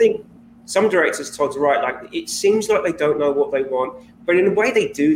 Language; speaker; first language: English; native; English